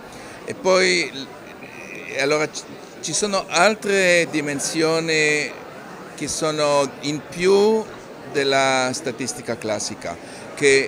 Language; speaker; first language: Italian; non-native, fluent; Hebrew